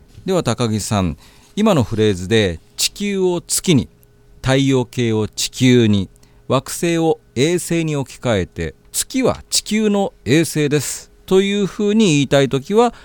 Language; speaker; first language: Japanese; native; Japanese